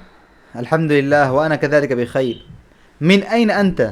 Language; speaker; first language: Arabic; non-native, fluent; Bangla